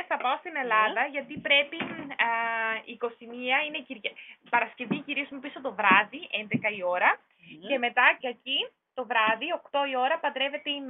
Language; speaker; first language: Greek; non-native, fluent; German